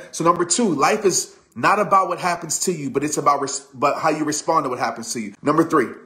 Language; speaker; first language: English; native; English